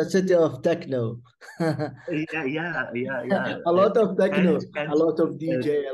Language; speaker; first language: English; non-native, fluent; Arabic